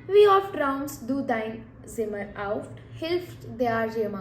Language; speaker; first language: German; non-native, fluent; Hindi